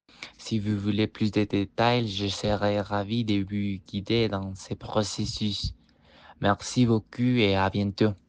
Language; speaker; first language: French; non-native, fluent; Spanish